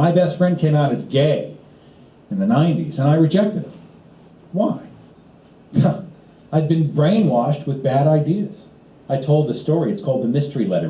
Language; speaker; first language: English; native; English